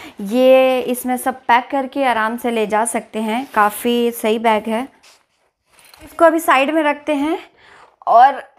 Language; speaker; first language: Hindi; native; Hindi